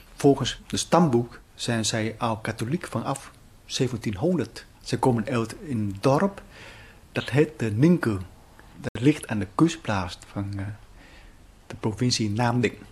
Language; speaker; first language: Dutch; non-native, fluent; Vietnamese